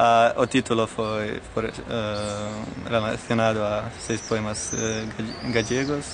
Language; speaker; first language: Portuguese; non-native, learner; Croatian